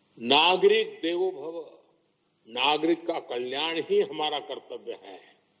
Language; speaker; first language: Hindi; non-native, local second language; Gujarati